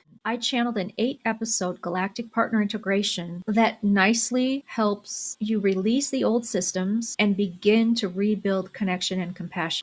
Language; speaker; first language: English; native; English